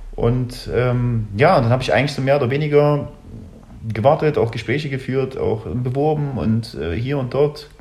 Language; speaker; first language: German; early bilingual, other home language; Russian